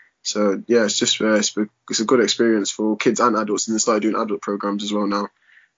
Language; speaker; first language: English; native; English